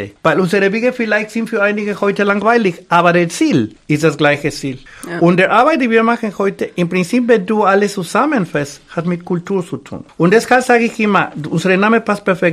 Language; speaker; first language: German; non-native, fluent; Spanish